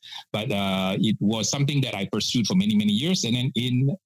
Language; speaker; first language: English; non-native, local second language; Min Nan Chinese